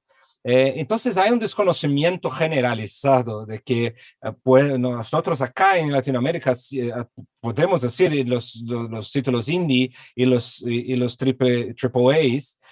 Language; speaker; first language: Spanish; non-native, fluent; Portuguese